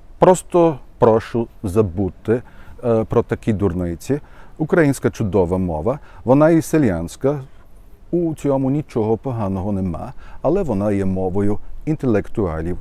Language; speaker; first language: Ukrainian; non-native, fluent; German